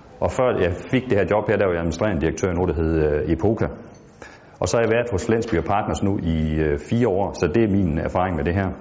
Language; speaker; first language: Danish; native; Danish